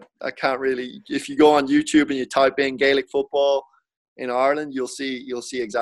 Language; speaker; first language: English; native; English